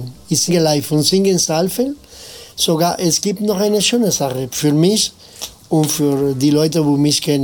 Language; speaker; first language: German; non-native, fluent; Spanish